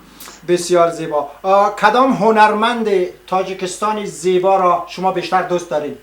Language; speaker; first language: Persian; native; Persian